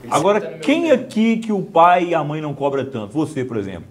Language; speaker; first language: Portuguese; native; Portuguese